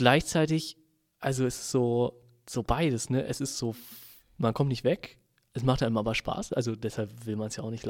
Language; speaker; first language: German; native; German